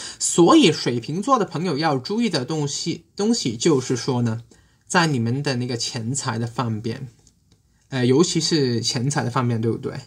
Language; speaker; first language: Chinese; non-native, local second language; Cantonese